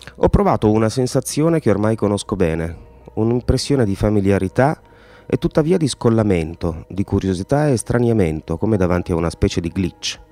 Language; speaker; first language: Italian; native; Italian